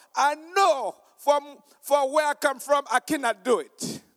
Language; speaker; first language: English; non-native, fluent; Haitian Creole